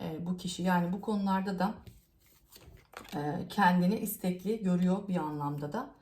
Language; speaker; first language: Turkish; native; Turkish